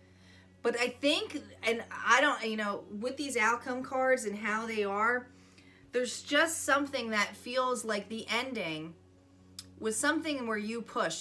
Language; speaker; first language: English; native; English